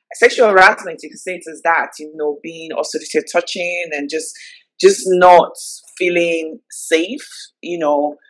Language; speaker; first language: English; native; English